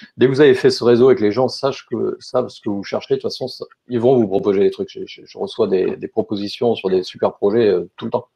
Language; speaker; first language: French; native; French